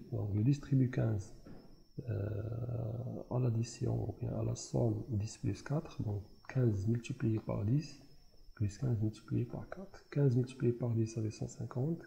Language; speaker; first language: French; non-native, local second language; Arabic